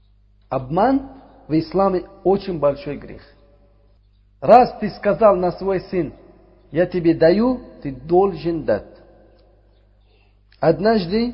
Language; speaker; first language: Russian; non-native, learner; Uzbek